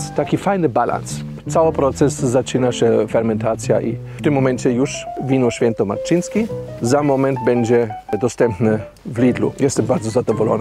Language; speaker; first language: Polish; non-native, learner; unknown